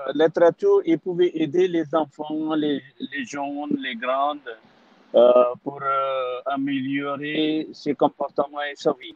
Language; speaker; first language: French; non-native, learner; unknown